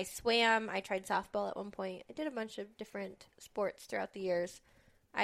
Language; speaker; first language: English; native; English